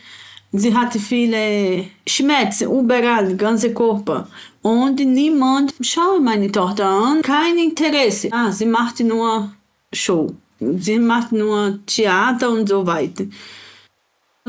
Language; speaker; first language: German; non-native, learner; Portuguese